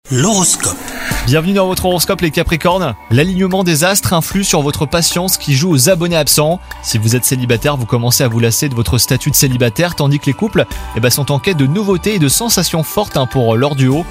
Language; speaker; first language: French; native; French